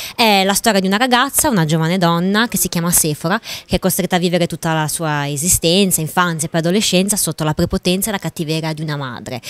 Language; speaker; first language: Italian; early bilingual, other home language; Arabic